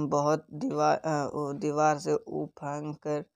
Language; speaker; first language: Hindi; native; Hindi